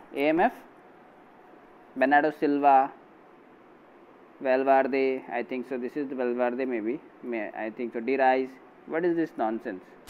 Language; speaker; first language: English; non-native, local second language; Bangla